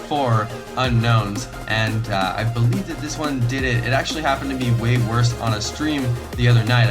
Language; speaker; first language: English; native; English